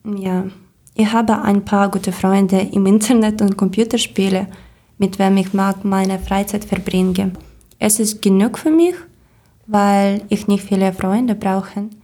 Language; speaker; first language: German; non-native, learner; Ukrainian